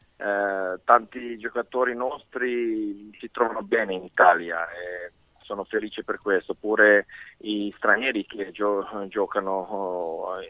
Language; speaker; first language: Italian; non-native, fluent; Serbian